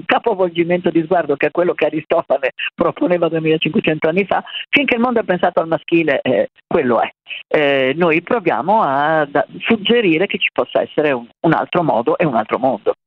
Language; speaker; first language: Italian; native; Italian